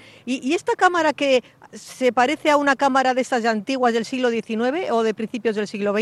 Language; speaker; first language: Spanish; native; Spanish